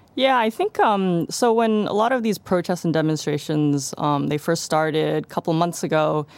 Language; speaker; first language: English; non-native, local second language; Cantonese